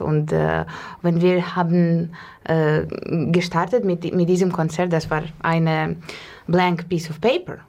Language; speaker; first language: German; non-native, learner; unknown